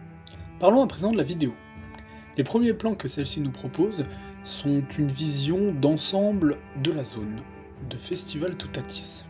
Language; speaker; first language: French; native; French